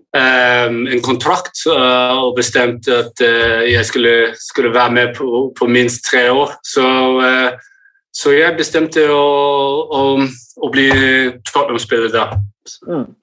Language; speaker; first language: Norwegian; early bilingual, heritage; English